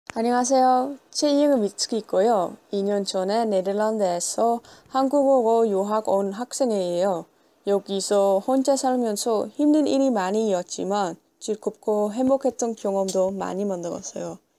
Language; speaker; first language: Korean; non-native, learner; Dutch